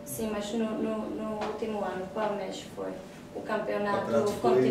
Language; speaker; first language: Portuguese; non-native, fluent; Czech